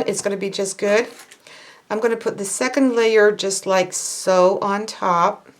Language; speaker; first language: English; non-native, fluent; French